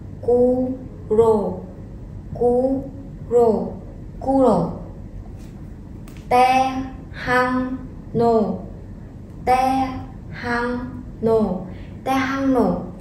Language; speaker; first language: Korean; non-native, fluent; Vietnamese